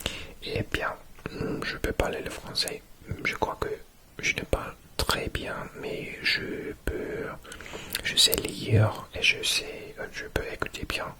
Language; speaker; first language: French; non-native, learner; English